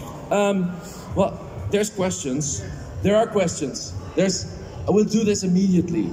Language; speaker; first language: English; non-native, fluent; Dutch